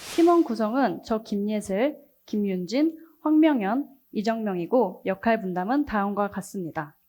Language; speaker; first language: Korean; native; Korean